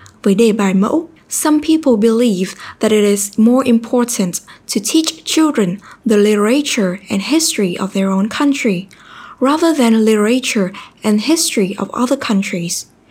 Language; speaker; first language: English; non-native, fluent; Vietnamese